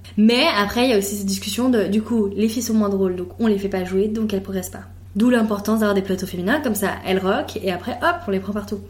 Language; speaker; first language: French; native; French